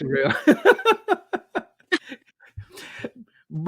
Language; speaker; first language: English; native; English